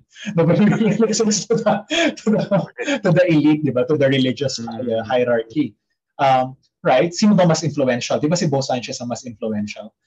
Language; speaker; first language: English; non-native, local second language; Filipino